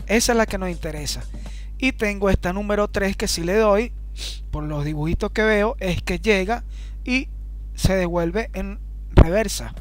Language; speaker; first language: Spanish; native; Spanish